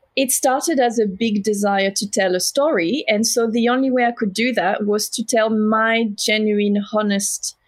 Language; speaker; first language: English; non-native, fluent; French